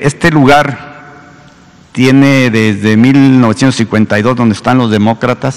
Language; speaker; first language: Spanish; native; Spanish